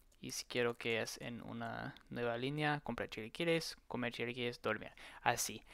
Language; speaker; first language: Spanish; non-native, learner; English